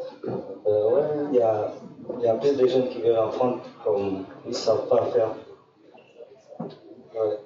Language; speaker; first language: French; non-native, local second language; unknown